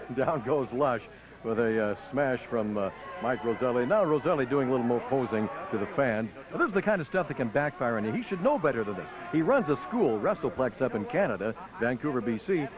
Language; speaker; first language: English; native; English